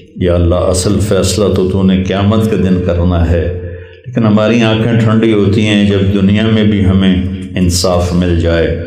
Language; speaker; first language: Urdu; non-native, local second language; Punjabi